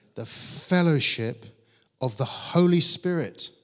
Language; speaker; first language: English; native; English